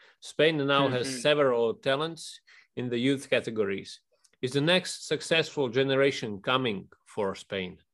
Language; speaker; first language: English; non-native, fluent; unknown